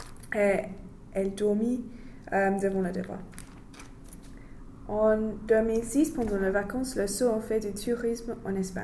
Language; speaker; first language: French; non-native, learner; English